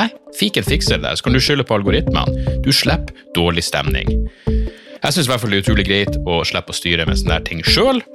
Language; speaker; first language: Norwegian; native; Norwegian